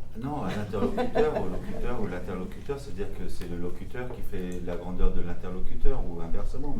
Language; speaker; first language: French; non-native, local second language; Armenian